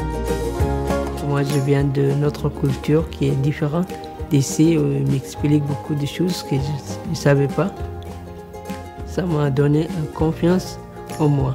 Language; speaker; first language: French; non-native, learner; Arabic